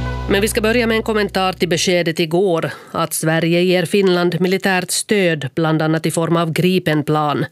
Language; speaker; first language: Swedish; native; Swedish